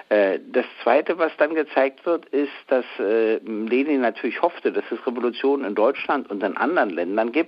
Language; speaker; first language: German; native; German